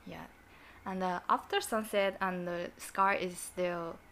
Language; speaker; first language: English; non-native, learner; Japanese